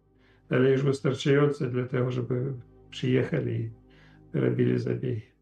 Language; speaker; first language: Polish; non-native, learner; Ukrainian